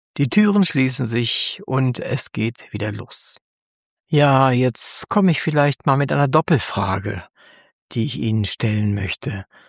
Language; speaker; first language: German; native; German